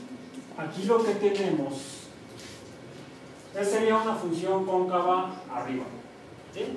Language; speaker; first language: Spanish; native; Spanish